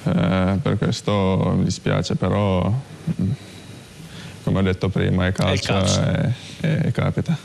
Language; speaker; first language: Italian; non-native, fluent; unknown